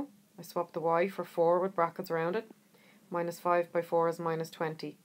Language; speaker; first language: English; native; English